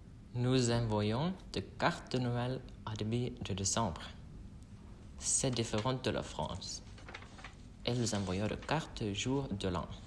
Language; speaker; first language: French; non-native, learner; Norwegian